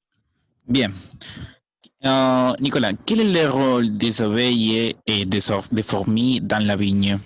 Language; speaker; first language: French; non-native, learner; Spanish